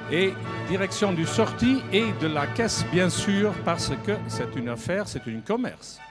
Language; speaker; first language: French; non-native, fluent; Dutch